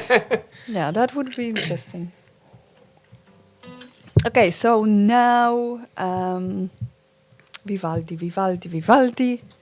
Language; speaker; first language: English; non-native, fluent; Polish